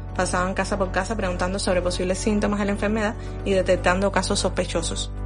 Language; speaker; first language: Spanish; native; Spanish